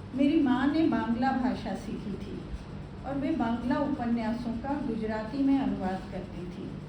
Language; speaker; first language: Hindi; non-native, local second language; Gujarati